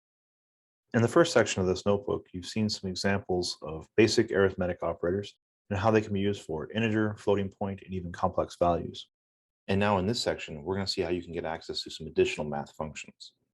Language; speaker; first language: English; native; English